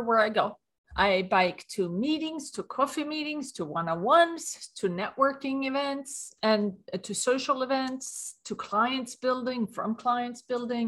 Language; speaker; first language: English; non-native, fluent; Swedish